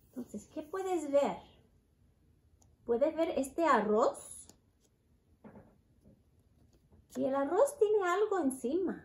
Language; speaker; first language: Spanish; early bilingual, heritage; Spanish